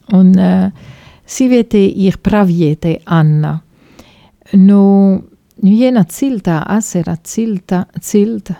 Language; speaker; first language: Latvian; non-native, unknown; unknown